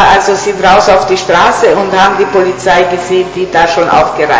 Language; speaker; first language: German; non-native, fluent; Italian